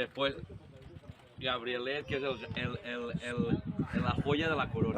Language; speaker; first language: Catalan; native; Catalan